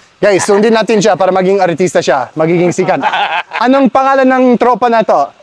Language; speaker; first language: Filipino; non-native, fluent; English